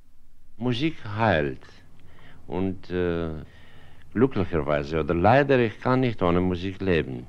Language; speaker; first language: German; non-native, fluent; Russian